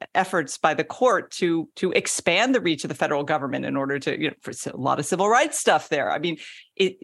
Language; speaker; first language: English; native; English